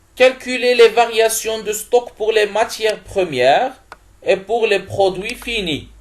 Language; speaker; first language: French; non-native, local second language; Arabic